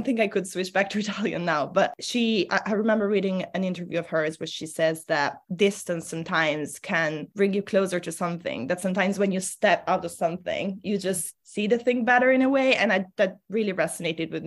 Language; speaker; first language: English; non-native, fluent; Italian